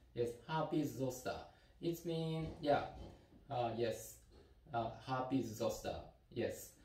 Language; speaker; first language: English; non-native, learner; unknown